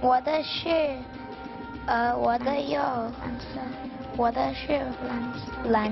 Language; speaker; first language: Chinese; non-native, local second language; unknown